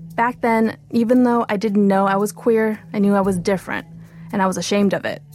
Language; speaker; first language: English; early bilingual, other home language; Chinese